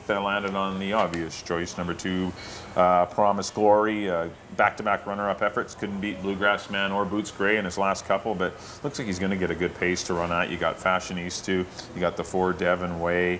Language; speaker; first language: English; native; English